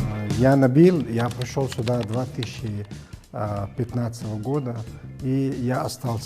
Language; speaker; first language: Russian; non-native, learner; Arabic